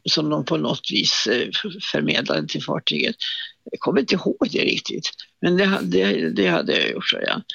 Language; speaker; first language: Swedish; native; Swedish